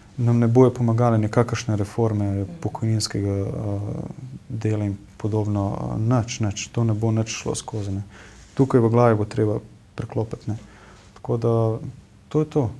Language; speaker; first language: Slovenian; non-native, local second language; Bosnian